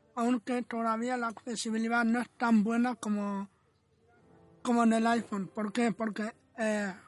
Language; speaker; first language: Spanish; non-native, fluent; Arabic